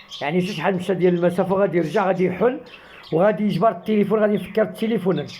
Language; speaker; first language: Arabic; native; Arabic